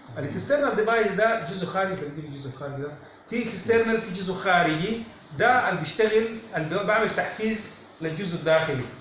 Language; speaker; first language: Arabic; native; Arabic